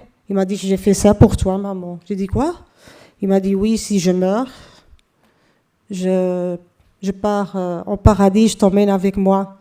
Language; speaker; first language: French; non-native, fluent; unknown